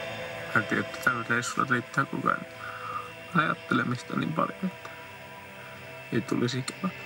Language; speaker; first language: Finnish; native; Finnish